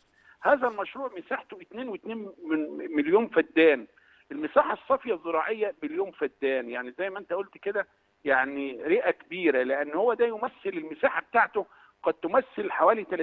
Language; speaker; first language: Arabic; native; Arabic